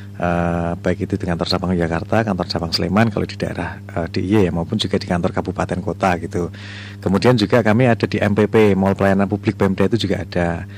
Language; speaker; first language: Indonesian; native; Indonesian